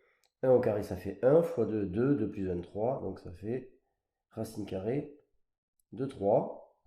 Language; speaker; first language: French; native; French